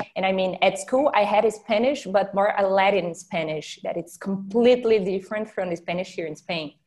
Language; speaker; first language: English; non-native, fluent; Portuguese